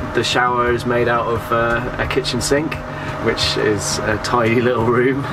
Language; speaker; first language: English; native; English